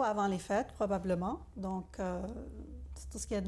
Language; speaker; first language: French; native; French